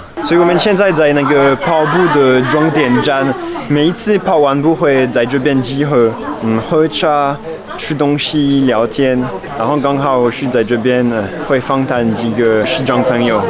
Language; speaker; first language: Chinese; non-native, fluent; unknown